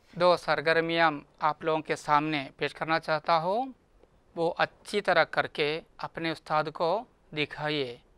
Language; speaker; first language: Hindi; non-native, local second language; Malayalam